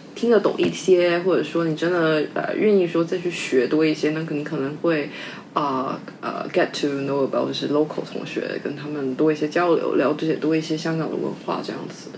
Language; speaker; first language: Chinese; non-native, local second language; Min Nan Chinese